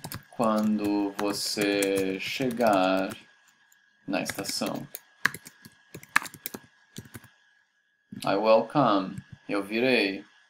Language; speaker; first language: Portuguese; native; Portuguese